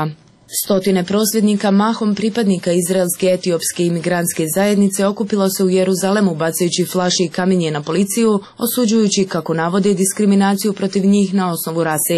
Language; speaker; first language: Croatian; native; Croatian